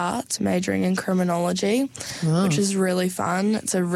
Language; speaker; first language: English; native; English